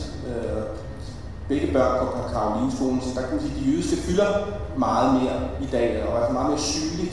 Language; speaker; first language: Danish; early bilingual, other home language; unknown